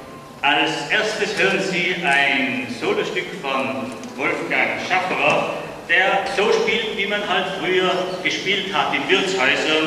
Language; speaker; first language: German; native; German